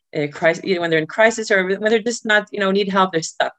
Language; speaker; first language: English; early bilingual, other home language; Hebrew